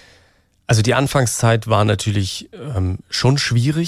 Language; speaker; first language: German; native; German